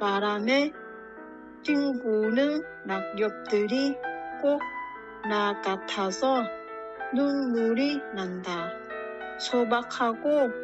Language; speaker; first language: Korean; non-native, fluent; Vietnamese